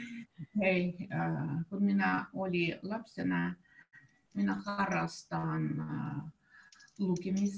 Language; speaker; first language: Finnish; non-native, learner; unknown